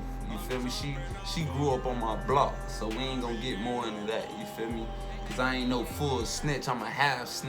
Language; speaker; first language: English; native; English